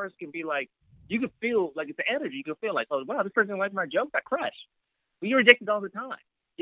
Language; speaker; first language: English; native; English